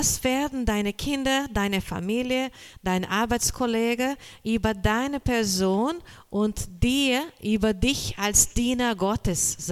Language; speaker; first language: German; non-native, learner; Portuguese